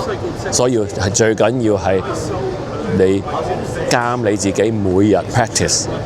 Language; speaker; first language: Cantonese; early bilingual, heritage; English